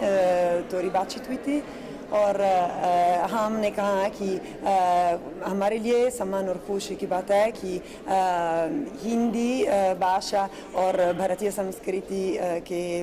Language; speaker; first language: Hindi; non-native, fluent; Italian